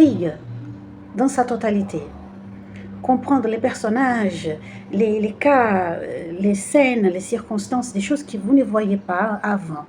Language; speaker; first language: French; non-native, fluent; Portuguese